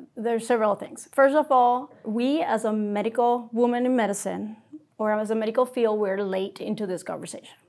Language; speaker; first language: English; non-native, fluent; Spanish